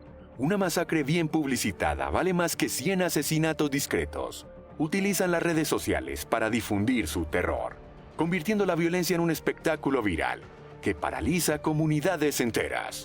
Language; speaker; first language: Spanish; native; Spanish